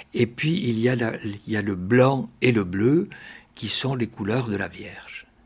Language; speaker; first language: French; native; French